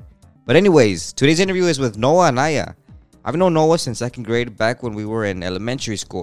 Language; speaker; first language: English; native; English